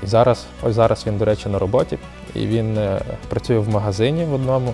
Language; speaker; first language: Ukrainian; native; Ukrainian